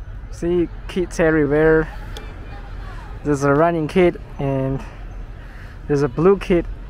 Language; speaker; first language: English; non-native, fluent; Chinese